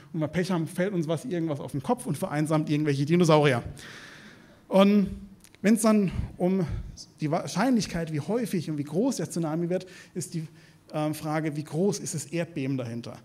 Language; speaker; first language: German; native; German